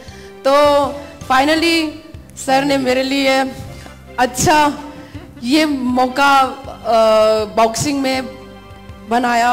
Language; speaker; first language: Hindi; non-native, local second language; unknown